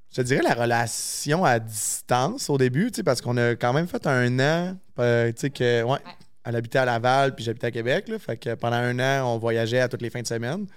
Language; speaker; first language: French; native; French